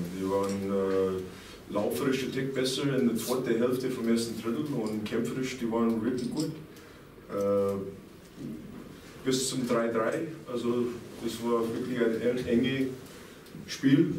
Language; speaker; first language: German; non-native, fluent; English